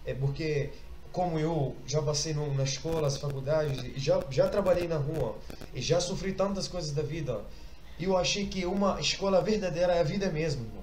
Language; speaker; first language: Portuguese; non-native, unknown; Arabic